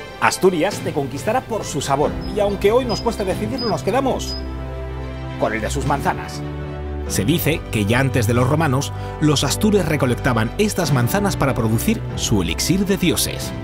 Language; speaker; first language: Spanish; native; Spanish